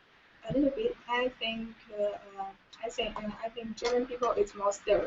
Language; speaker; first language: English; non-native, learner; Chinese